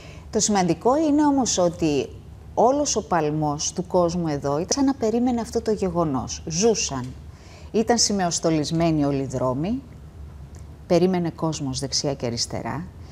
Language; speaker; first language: Greek; native; Greek